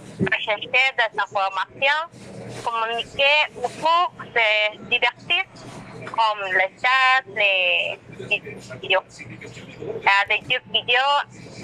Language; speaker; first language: French; non-native, learner; Spanish